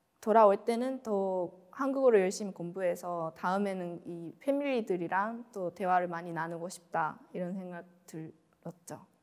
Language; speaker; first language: Korean; non-native, fluent; Japanese